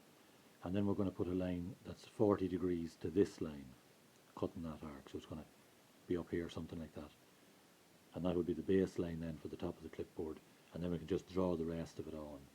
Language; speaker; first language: English; native; English